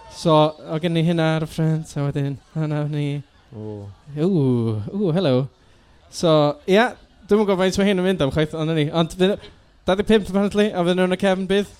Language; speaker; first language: Welsh; native; Welsh